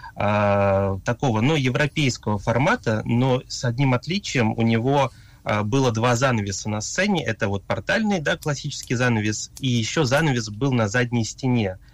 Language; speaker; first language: Russian; early bilingual, heritage; Russian